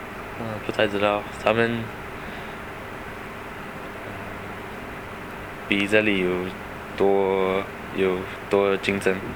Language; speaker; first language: Chinese; non-native, learner; English